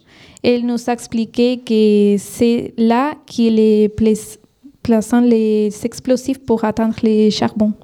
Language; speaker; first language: French; non-native, fluent; Spanish